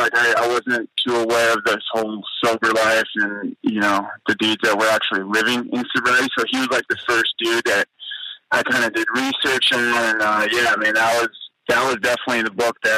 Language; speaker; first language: English; native; English